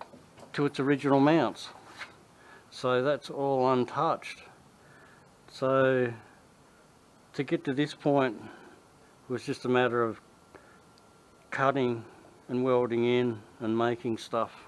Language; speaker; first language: English; native; English